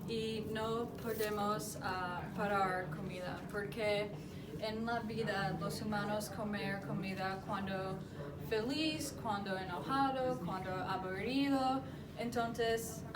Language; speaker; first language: Spanish; non-native, learner; English